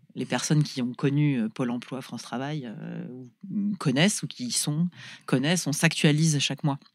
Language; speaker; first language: French; native; French